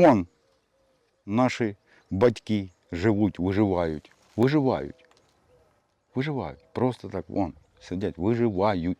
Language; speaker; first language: Ukrainian; non-native, local second language; Russian